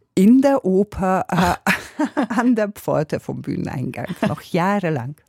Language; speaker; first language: German; non-native, fluent; Hungarian